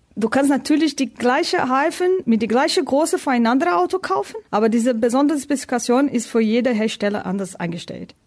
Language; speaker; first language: German; non-native, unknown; Portuguese